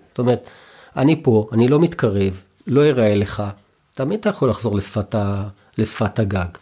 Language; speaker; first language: Hebrew; native; Hebrew